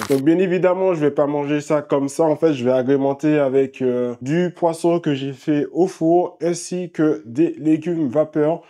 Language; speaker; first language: French; native; French